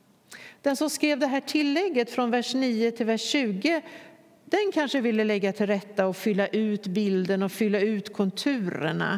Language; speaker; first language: Swedish; native; Swedish